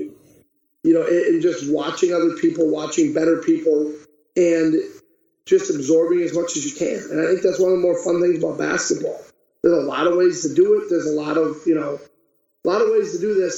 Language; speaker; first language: English; native; English